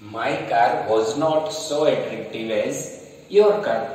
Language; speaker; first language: English; non-native, local second language; Gujarati